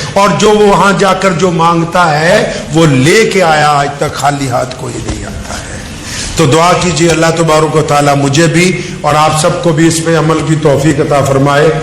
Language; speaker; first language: Urdu; non-native, local second language; Punjabi